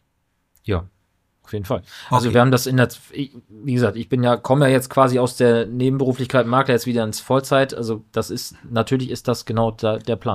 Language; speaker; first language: German; native; German